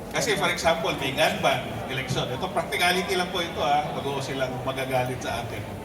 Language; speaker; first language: Filipino; non-native, local second language; Iloko